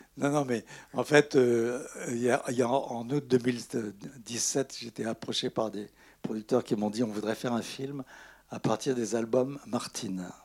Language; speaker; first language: French; native; French